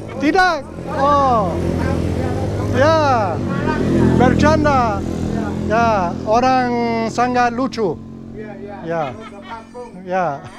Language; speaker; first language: Indonesian; non-native, learner; English